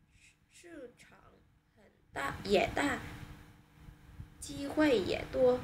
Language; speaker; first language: Chinese; non-native, learner; Vietnamese